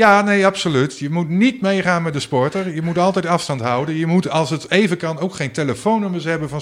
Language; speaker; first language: Dutch; native; Dutch